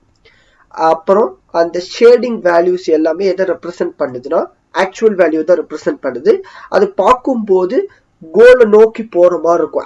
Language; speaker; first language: Tamil; native; Tamil